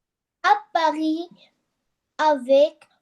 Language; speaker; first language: French; non-native, learner; Arabic